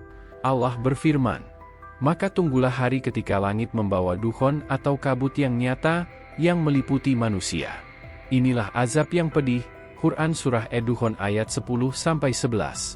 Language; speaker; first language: Indonesian; native; Indonesian